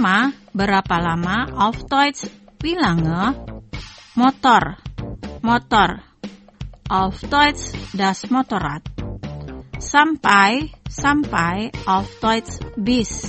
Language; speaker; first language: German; non-native, fluent; Indonesian